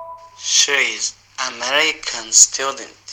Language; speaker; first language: English; non-native, learner; Uyghur